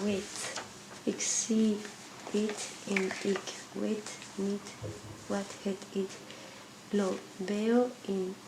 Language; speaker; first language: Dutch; non-native, learner; Spanish